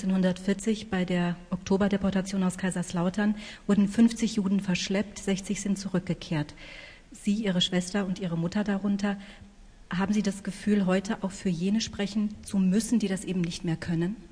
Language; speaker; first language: German; native; German